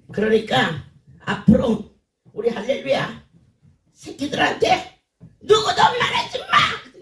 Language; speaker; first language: Korean; native; Korean